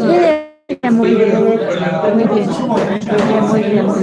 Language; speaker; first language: Spanish; non-native, learner; Chinese